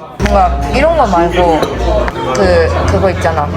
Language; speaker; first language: Korean; non-native, fluent; Japanese